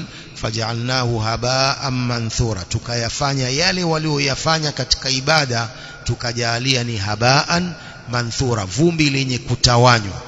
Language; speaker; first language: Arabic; non-native, fluent; Swahili